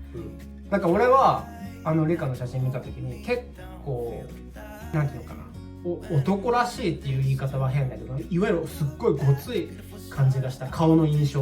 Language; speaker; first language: Japanese; native; Japanese